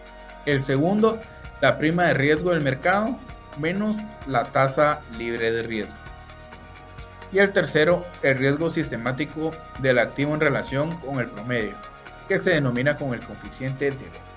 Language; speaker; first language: Spanish; native; Spanish